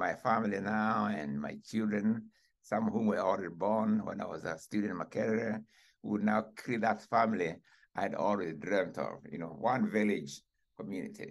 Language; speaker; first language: English; non-native, local second language; Kikuyu